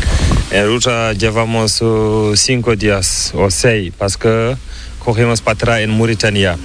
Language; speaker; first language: Spanish; non-native, learner; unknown